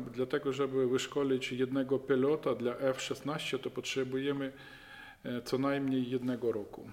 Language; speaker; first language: Polish; non-native, fluent; Ukrainian